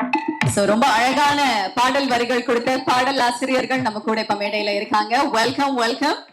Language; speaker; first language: Tamil; native; Tamil